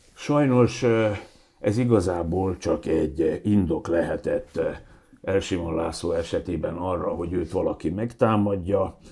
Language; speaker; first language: Hungarian; native; Hungarian